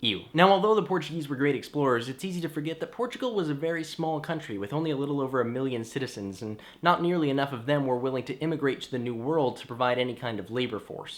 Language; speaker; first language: English; native; English